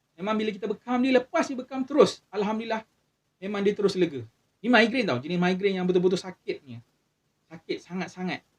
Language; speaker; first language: Malay; native; Malay